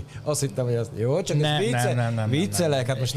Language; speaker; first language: Hungarian; native; Hungarian